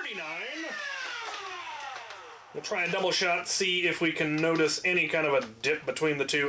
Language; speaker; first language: English; native; English